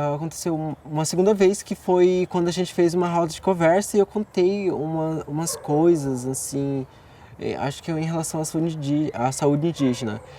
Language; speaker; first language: Portuguese; non-native, local second language; Guarani